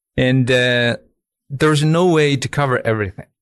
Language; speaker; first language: English; non-native, fluent; Chinese